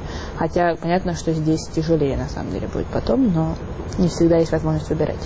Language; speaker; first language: Russian; native; Russian